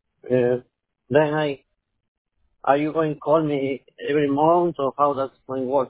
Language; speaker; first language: English; non-native, learner; Spanish